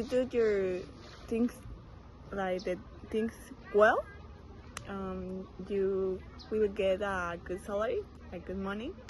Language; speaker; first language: English; non-native, learner; Spanish